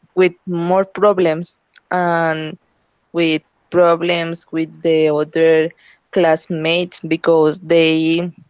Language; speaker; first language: English; non-native, learner; Spanish